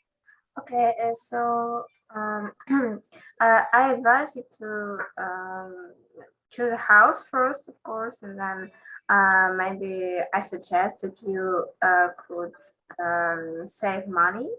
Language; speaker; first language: English; non-native, learner; Ukrainian